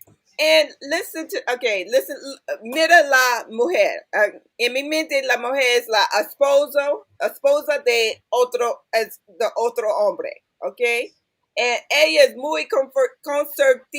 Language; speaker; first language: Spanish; non-native, learner; English